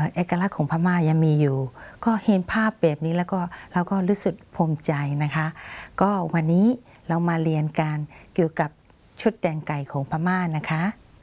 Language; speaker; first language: Thai; non-native, fluent; Burmese